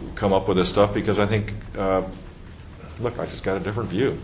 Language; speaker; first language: English; native; English